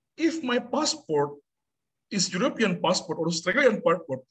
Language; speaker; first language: English; non-native, fluent; Indonesian